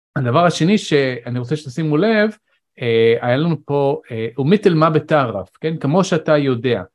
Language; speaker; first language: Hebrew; non-native, local second language; Arabic